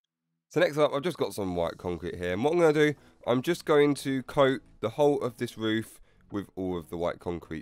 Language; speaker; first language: English; native; English